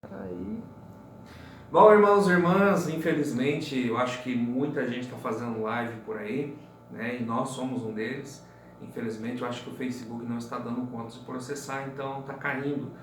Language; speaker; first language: Portuguese; native; Portuguese